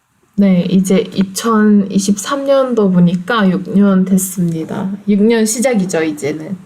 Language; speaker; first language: Korean; non-native, fluent; Turkish